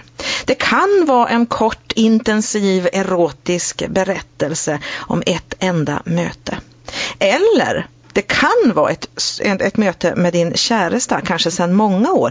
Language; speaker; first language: Swedish; native; Swedish